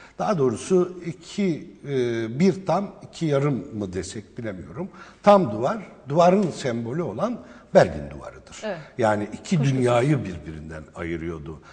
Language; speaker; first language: Turkish; non-native, local second language; Arabic